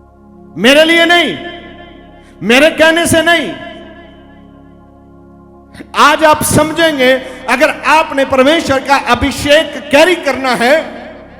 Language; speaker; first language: Hindi; non-native, local second language; Punjabi